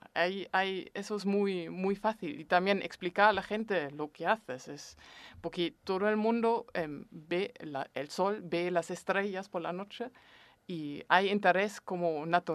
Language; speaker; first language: Spanish; non-native, fluent; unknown